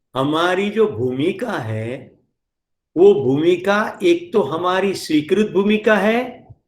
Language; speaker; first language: Hindi; non-native, local second language; Gujarati